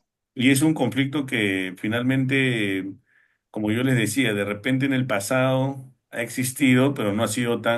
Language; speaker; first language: Spanish; native; Spanish